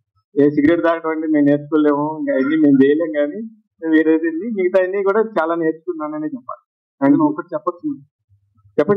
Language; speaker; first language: Telugu; native; Telugu